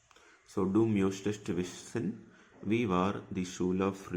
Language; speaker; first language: German; non-native, fluent; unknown